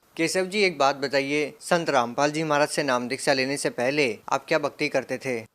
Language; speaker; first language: Hindi; native; Hindi